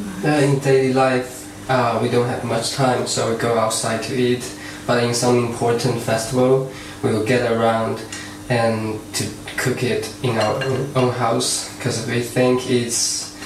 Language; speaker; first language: English; non-native, fluent; Chinese